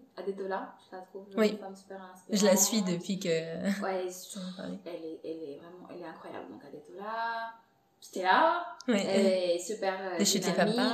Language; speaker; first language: French; non-native, fluent; Portuguese